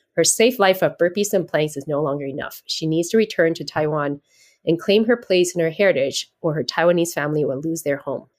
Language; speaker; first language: English; native; English